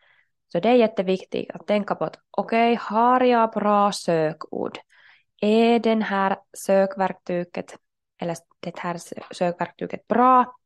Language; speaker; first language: Swedish; non-native, local second language; Finnish